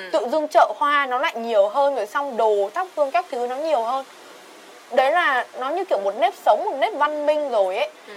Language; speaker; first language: Vietnamese; native; Vietnamese